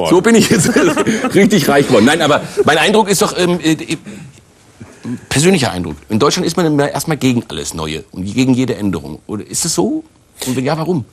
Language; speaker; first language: German; native; German